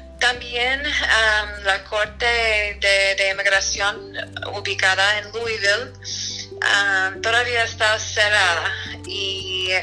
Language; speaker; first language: Spanish; non-native, fluent; English